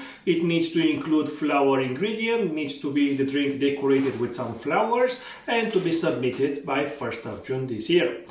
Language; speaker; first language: English; non-native, fluent; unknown